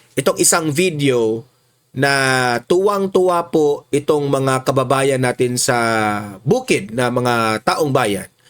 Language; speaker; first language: Filipino; non-native, local second language; Cebuano